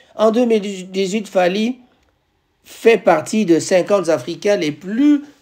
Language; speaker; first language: French; non-native, local second language; Lingala